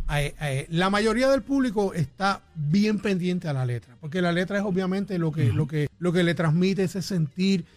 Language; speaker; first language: Spanish; native; Spanish